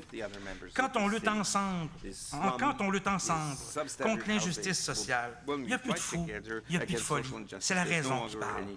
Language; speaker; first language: French; native; French